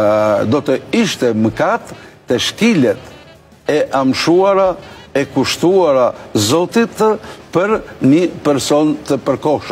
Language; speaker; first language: Albanian; native; Albanian